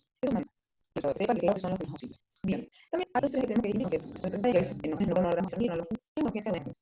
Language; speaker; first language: Spanish; native; Spanish